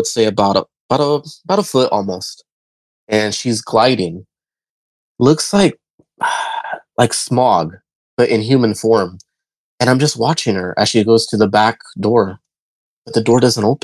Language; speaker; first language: English; native; English